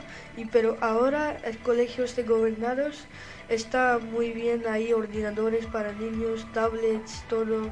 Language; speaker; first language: Spanish; non-native, learner; Urdu